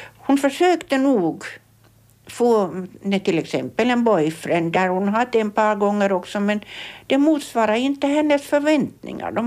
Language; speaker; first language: Swedish; native; Swedish